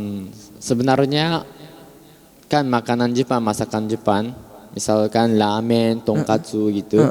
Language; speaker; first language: Indonesian; non-native, fluent; Japanese